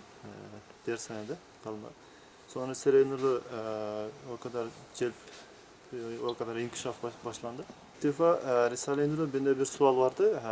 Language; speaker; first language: Turkish; non-native, learner; Kyrgyz